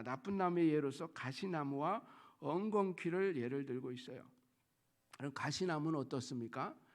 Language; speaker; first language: Korean; native; Korean